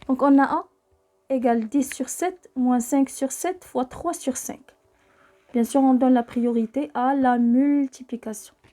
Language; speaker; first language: French; non-native, local second language; Arabic